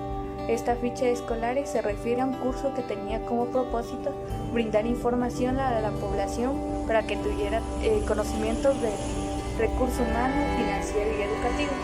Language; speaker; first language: Spanish; native; Spanish